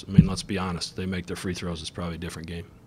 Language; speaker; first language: English; native; English